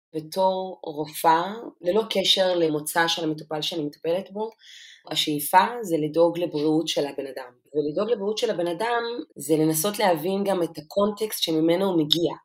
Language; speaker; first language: Hebrew; non-native, local second language; Arabic